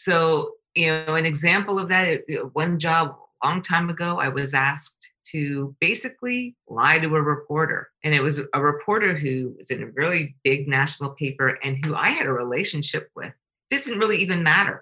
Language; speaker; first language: English; native; English